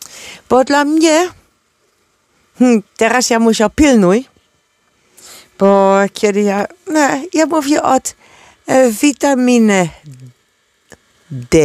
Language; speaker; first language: Polish; non-native, learner; Dutch